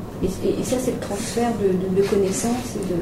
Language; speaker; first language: French; native; French